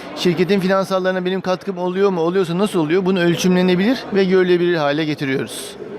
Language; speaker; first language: Turkish; native; Turkish